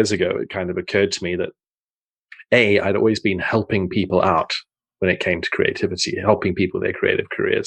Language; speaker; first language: English; native; English